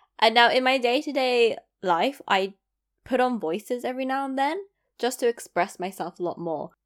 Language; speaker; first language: English; native; English